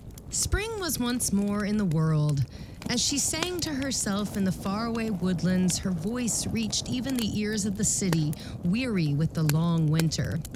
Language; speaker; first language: English; native; English